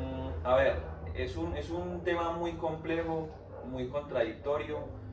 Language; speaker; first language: Spanish; native; Spanish